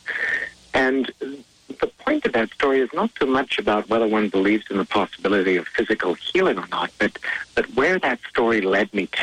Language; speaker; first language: English; native; English